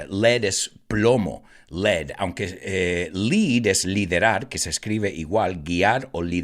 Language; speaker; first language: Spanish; non-native, fluent; English